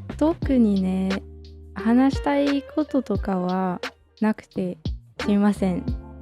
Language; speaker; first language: Japanese; non-native, fluent; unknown